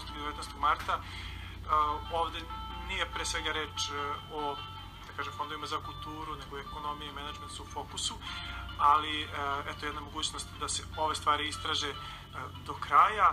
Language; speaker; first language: Serbian; native; Serbian